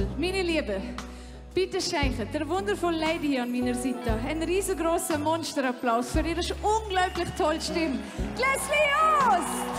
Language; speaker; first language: German; native; German